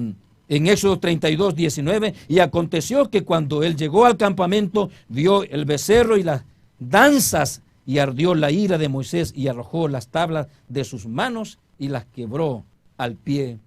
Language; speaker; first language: Spanish; native; Spanish